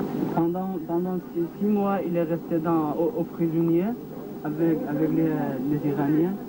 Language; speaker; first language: French; non-native, learner; Kurdish